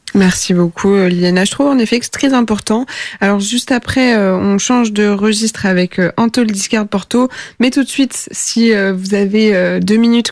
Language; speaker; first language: French; native; French